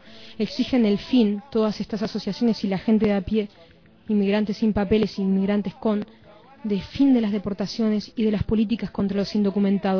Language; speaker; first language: Spanish; native; Spanish